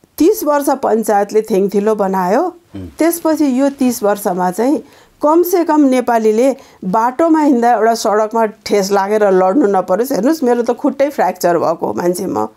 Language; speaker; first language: Nepali; native; Nepali